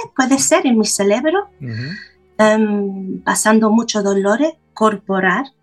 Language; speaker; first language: Spanish; non-native, fluent; English